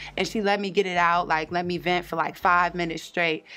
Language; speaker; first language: English; native; English